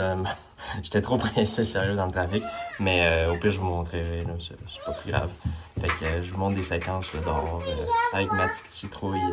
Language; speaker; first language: French; native; French